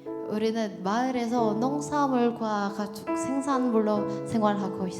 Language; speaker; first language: Korean; non-native, learner; Indonesian